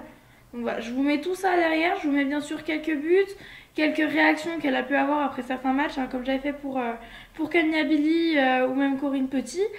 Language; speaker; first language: French; native; French